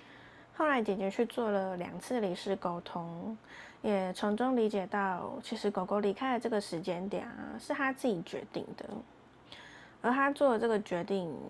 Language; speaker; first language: Chinese; native; Chinese